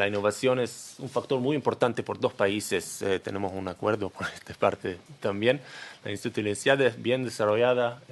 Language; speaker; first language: Spanish; non-native, learner; Hebrew